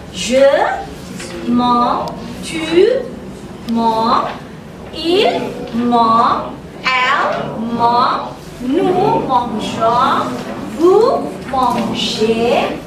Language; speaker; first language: French; non-native, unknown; Indonesian